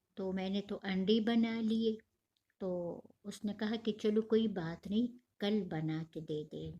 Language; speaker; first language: Urdu; non-native, local second language; Pashto